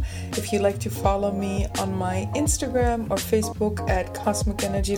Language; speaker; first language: English; non-native, fluent; German